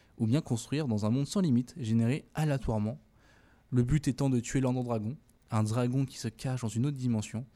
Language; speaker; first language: French; native; French